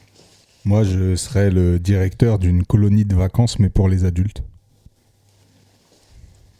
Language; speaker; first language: French; native; French